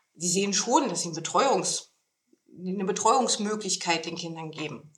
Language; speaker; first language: German; native; German